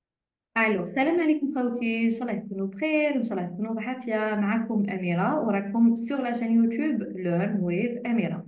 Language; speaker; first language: Arabic; native; Arabic